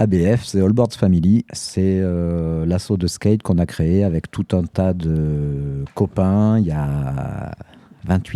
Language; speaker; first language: French; native; French